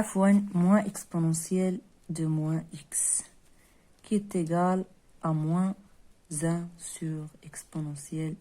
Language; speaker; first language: French; non-native, local second language; Arabic